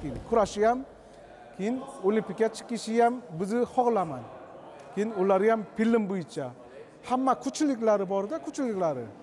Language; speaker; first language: Uzbek; non-native, learner; Korean